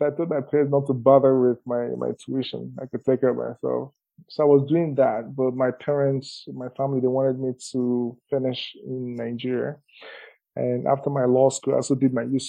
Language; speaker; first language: English; non-native, local second language; Igbo